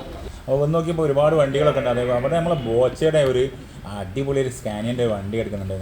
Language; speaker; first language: Malayalam; native; Malayalam